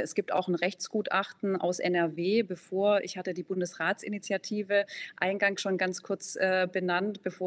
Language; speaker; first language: German; native; German